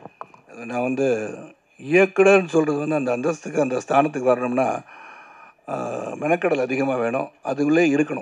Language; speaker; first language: Tamil; native; Tamil